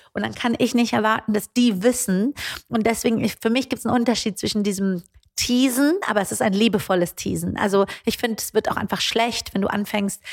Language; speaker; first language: German; early bilingual, other home language; Persian